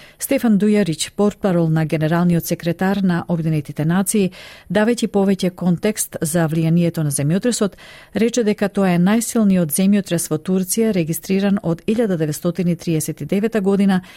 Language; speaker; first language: Macedonian; native; Macedonian